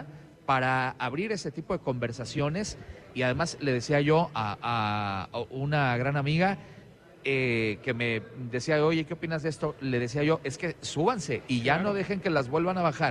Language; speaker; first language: Spanish; native; Spanish